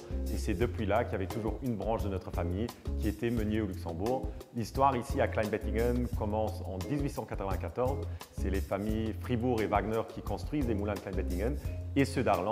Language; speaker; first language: French; non-native, local second language; Luxembourgish